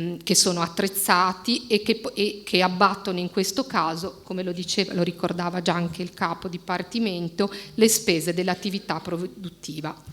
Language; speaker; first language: Italian; native; Italian